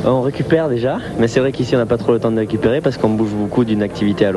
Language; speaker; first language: French; native; French